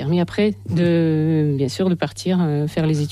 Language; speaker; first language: French; non-native, fluent; Russian